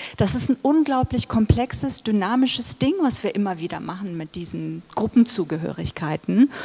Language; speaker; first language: German; early bilingual, other home language; Turkish